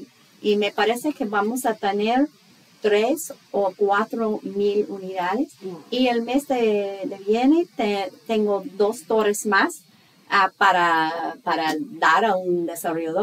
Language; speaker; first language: Spanish; non-native, fluent; English